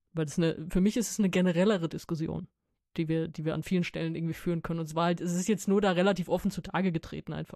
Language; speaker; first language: German; native; German